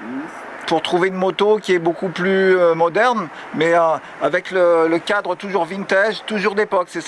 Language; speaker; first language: French; native; French